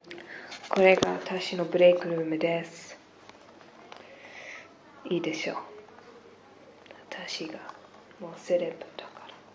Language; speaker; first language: Japanese; non-native, fluent; English